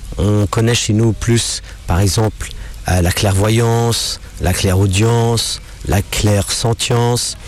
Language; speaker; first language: French; non-native, local second language; English